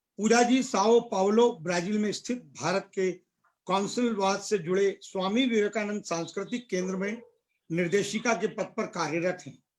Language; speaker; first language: Hindi; native; Hindi